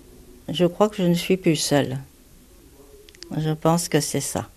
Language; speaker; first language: French; non-native, fluent; Japanese